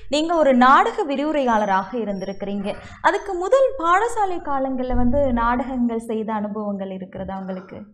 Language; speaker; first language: Tamil; native; Tamil